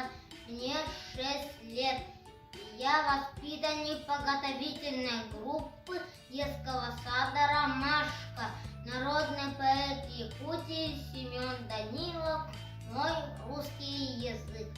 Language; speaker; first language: Russian; non-native, local second language; Yakut